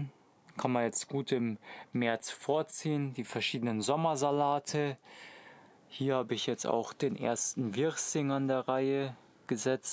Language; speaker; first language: German; native; German